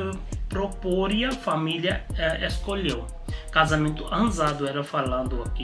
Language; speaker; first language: Portuguese; non-native, learner; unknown